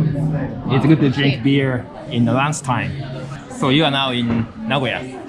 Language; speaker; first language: English; non-native, fluent; Japanese